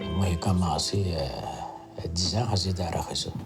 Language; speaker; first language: French; native; French